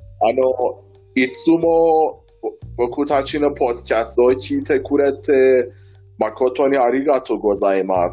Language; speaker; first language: Japanese; non-native, learner; Persian